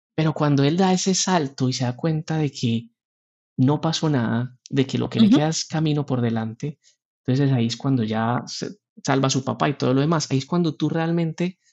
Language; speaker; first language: Spanish; native; Spanish